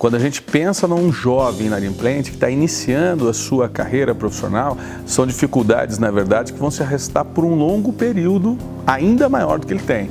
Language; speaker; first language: Portuguese; native; Portuguese